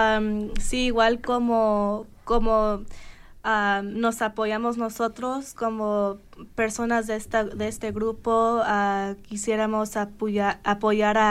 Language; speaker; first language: Spanish; early bilingual, heritage; Spanish